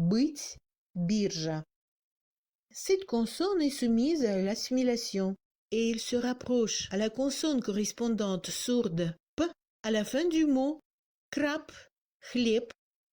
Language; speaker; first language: French; non-native, fluent; Russian